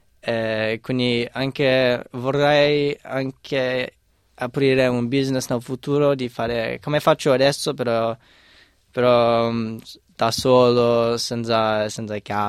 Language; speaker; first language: Italian; non-native, fluent; English